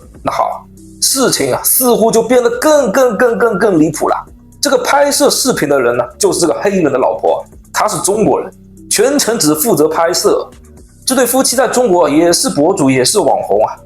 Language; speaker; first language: Chinese; native; Chinese